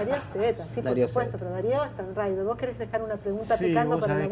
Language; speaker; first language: Spanish; native; Spanish